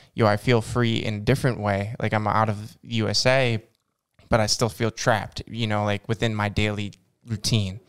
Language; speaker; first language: Norwegian; non-native, learner; English